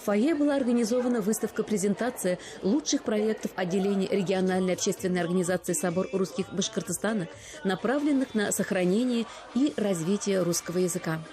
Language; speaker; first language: Russian; native; Russian